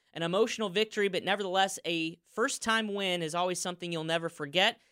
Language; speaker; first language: English; native; English